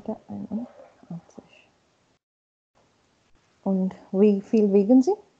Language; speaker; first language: German; non-native, learner; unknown